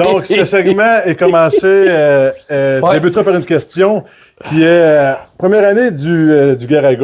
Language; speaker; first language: French; native; French